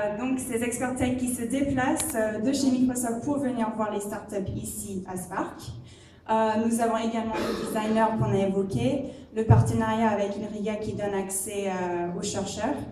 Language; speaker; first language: French; non-native, fluent; English